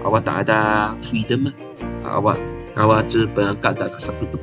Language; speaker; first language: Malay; non-native, local second language; Chinese